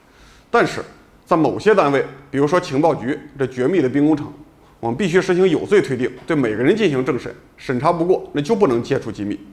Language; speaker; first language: Chinese; native; Chinese